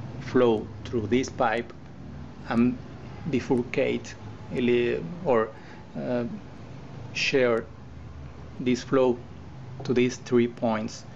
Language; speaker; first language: English; non-native, learner; Spanish